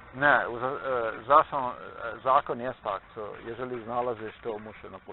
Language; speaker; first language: Polish; non-native, learner; Slovenian